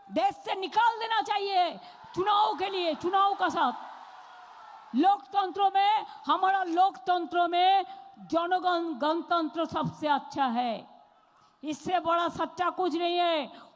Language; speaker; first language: Hindi; non-native, local second language; Bangla